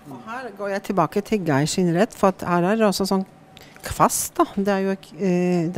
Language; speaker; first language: Norwegian; native; Norwegian